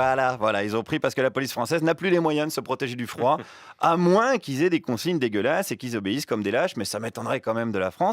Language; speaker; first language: French; native; French